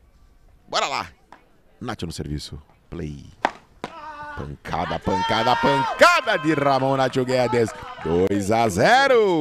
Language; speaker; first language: Portuguese; native; Portuguese